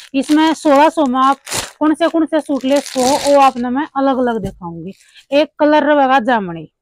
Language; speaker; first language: Hindi; native; Hindi